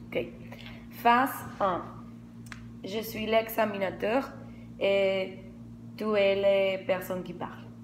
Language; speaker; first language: French; non-native, learner; Spanish